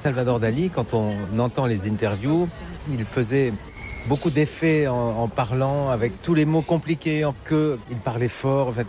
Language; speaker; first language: French; native; French